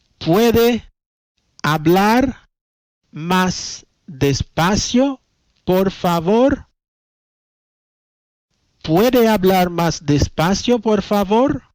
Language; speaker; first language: Spanish; non-native, fluent; Haitian Creole